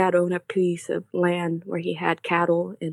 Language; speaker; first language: English; non-native, fluent; Spanish